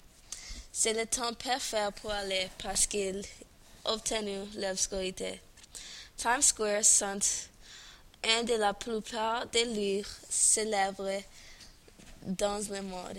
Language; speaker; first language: French; non-native, learner; English